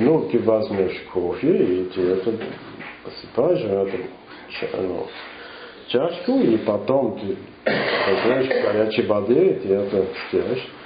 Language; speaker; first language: Russian; non-native, fluent; English